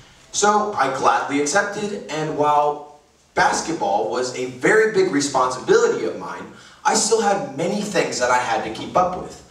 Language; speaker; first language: English; native; English